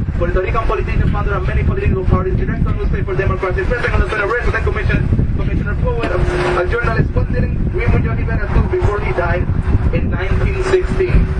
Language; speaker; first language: English; non-native, fluent; Spanish